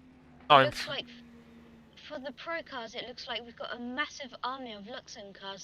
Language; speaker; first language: English; native; English